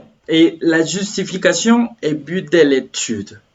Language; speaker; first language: French; non-native, fluent; Spanish